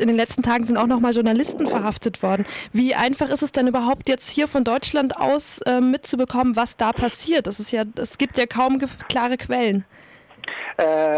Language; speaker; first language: German; native; German